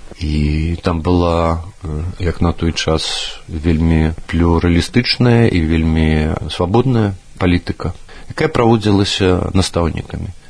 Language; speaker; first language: Belarusian; non-native, local second language; Russian